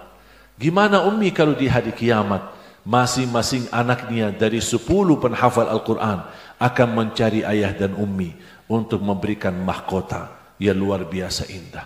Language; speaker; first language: Indonesian; non-native, fluent; Arabic